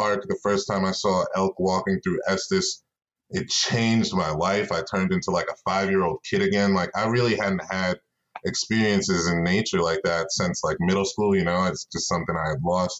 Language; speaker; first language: English; native; English